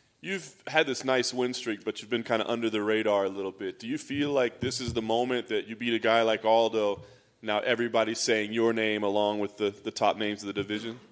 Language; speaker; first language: English; native; English